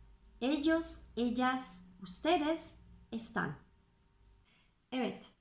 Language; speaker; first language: Spanish; non-native, fluent; Turkish